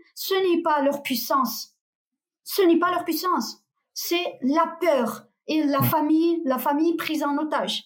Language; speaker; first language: French; non-native, fluent; Uyghur